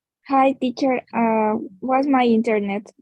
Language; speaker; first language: English; non-native, learner; Spanish